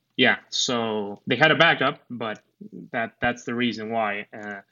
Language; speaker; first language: English; non-native, fluent; Spanish